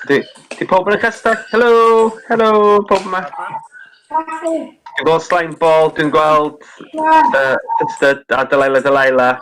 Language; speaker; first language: Welsh; native; Welsh